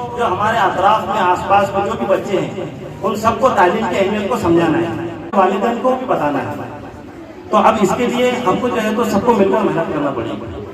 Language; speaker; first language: Hindi; non-native, local second language; Urdu